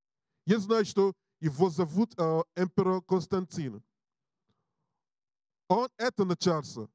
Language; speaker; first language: Russian; non-native, learner; English